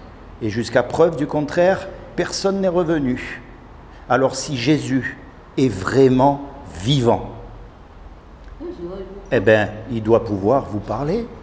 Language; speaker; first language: French; native; French